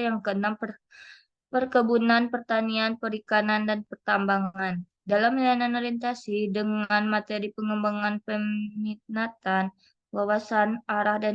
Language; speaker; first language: Indonesian; native; Indonesian